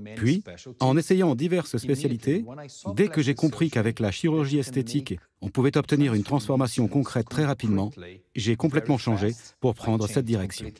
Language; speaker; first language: French; non-native, fluent; Portuguese